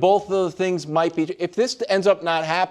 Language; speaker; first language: English; native; English